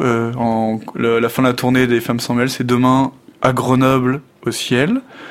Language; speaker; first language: French; native; French